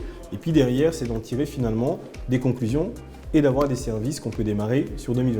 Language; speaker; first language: French; native; French